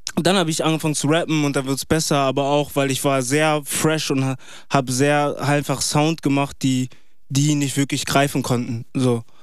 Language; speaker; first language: German; early bilingual, other home language; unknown